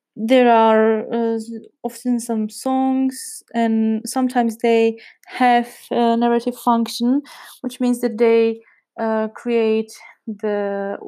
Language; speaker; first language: English; non-native, fluent; Czech